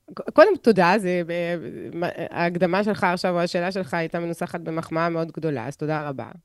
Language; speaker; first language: Hebrew; non-native, fluent; French